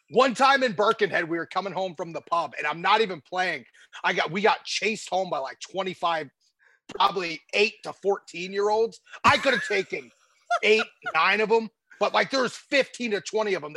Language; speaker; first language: English; native; English